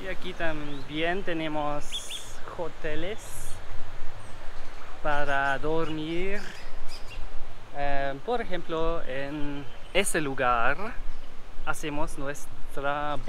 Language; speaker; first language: Spanish; non-native, learner; German